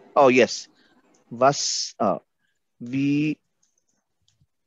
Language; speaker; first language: German; non-native, fluent; Hindi